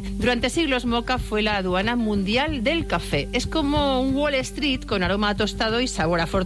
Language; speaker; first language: Spanish; native; Spanish